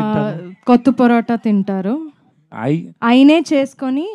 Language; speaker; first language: Telugu; non-native, fluent; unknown